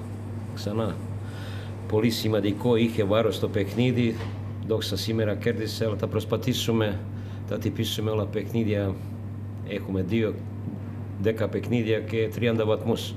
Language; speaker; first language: Greek; non-native, learner; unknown